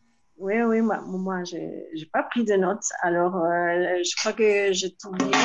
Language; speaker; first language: French; non-native, fluent; Spanish